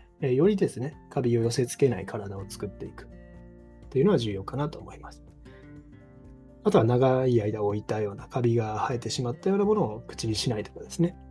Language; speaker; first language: Japanese; native; Japanese